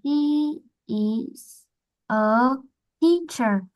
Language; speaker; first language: English; non-native, learner; Vietnamese